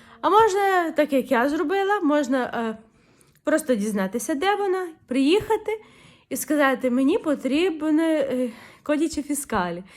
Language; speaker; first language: Ukrainian; native; Ukrainian